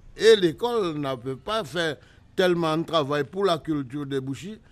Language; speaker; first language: French; native; French